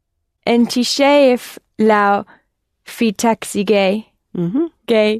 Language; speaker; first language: Arabic; non-native, learner; English